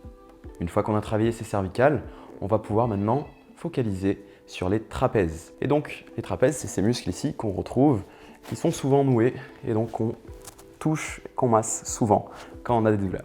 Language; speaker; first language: French; native; French